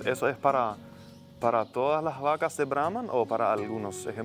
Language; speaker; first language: Spanish; native; Spanish